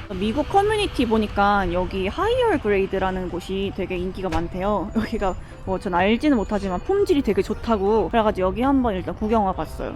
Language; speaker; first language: Korean; early bilingual, heritage; Korean